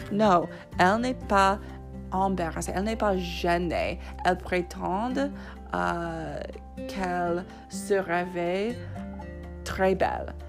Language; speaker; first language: French; non-native, fluent; English